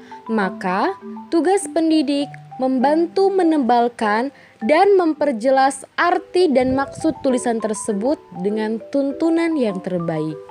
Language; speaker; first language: Indonesian; native; Indonesian